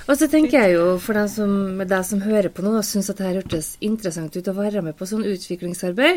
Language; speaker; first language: Norwegian; native; Norwegian